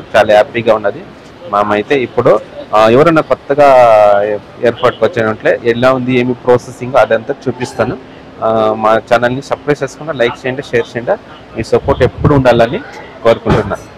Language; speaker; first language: Telugu; native; Telugu